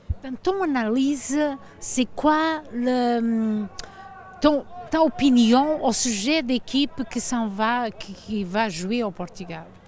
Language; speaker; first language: French; early bilingual, heritage; Portuguese